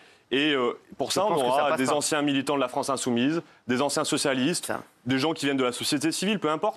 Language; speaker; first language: French; native; French